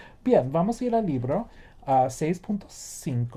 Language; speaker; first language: Spanish; non-native, fluent; English